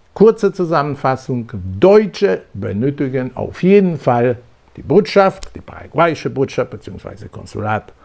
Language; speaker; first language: German; non-native, fluent; Polish